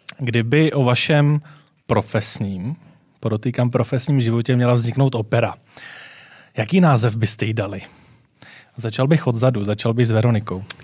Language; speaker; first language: Czech; native; Czech